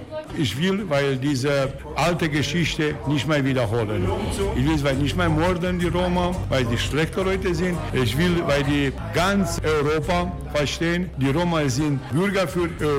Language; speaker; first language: German; non-native, learner; Romanian